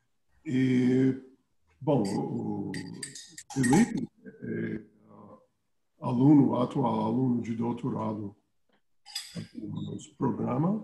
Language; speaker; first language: Portuguese; non-native, fluent; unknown